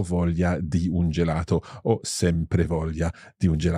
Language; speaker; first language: Italian; non-native, fluent; English